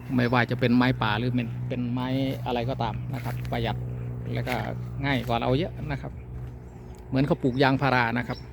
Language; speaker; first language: Thai; native; Thai